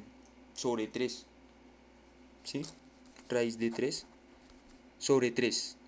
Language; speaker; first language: Spanish; native; Spanish